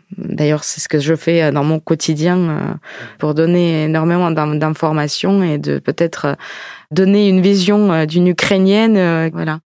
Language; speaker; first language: French; non-native, fluent; Ukrainian